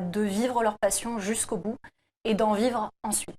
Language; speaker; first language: French; native; French